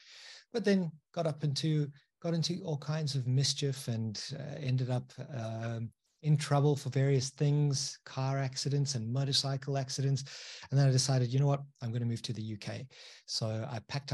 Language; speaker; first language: English; native; English